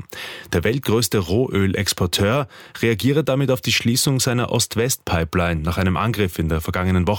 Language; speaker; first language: German; native; German